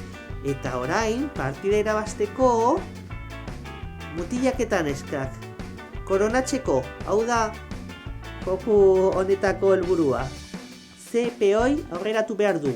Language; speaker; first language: Basque; non-native, local second language; Spanish